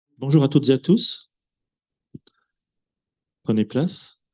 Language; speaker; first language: French; native; French